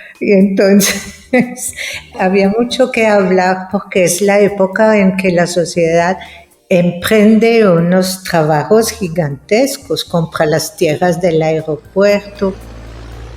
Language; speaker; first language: Spanish; non-native, fluent; French